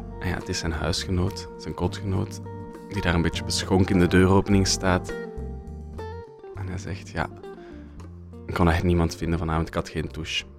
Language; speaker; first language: Dutch; native; Dutch